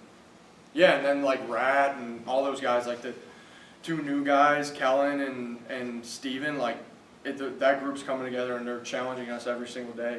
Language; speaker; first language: English; native; English